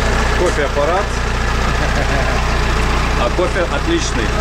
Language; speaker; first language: Russian; native; Russian